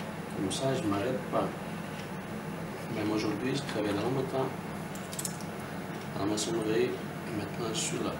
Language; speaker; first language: French; non-native, learner; Portuguese